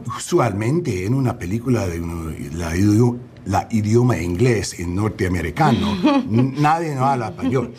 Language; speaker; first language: Spanish; non-native, learner; English